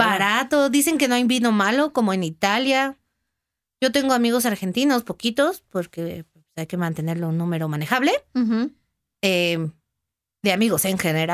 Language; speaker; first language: Spanish; native; Spanish